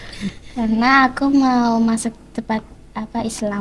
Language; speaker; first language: Indonesian; early bilingual, heritage; Indonesian